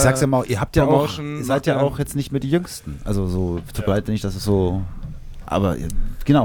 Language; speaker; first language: German; native; German